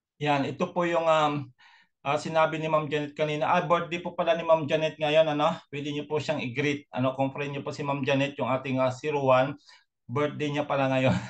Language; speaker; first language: Filipino; native; Filipino